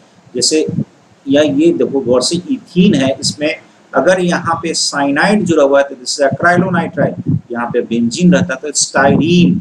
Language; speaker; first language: Hindi; native; Hindi